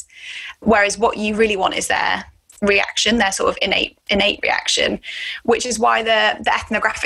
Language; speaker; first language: English; native; English